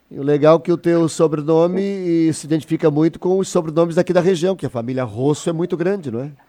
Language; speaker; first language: Portuguese; native; Portuguese